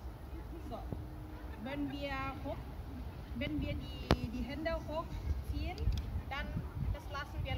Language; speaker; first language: German; non-native, fluent; Thai